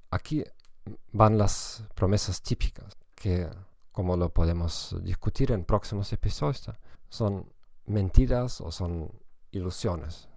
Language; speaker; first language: Spanish; non-native, fluent; German